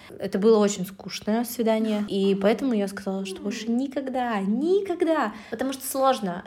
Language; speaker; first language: Russian; native; Russian